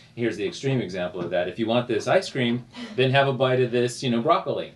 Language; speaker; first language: English; native; English